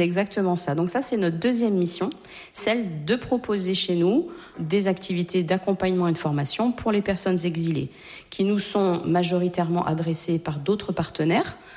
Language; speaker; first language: French; native; French